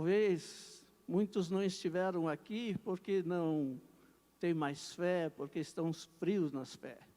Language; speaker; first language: Portuguese; native; Portuguese